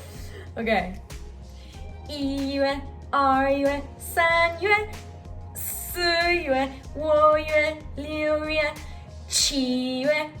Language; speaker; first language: Chinese; non-native, learner; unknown